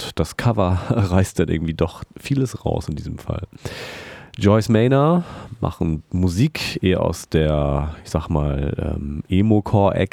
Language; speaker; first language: German; native; German